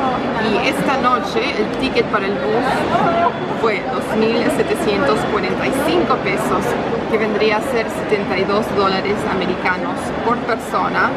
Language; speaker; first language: Spanish; non-native, fluent; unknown